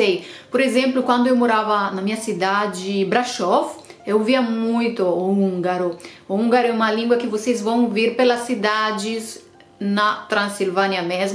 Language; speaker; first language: Portuguese; non-native, fluent; Romanian